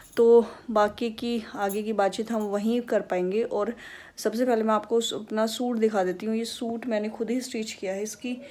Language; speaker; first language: Hindi; native; Hindi